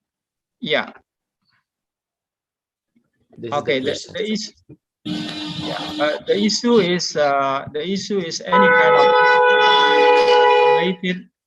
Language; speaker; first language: English; non-native, fluent; Indonesian